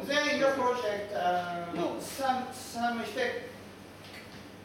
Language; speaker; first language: English; non-native, fluent; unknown